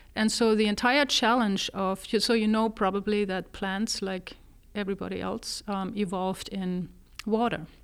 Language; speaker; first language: English; non-native, fluent; German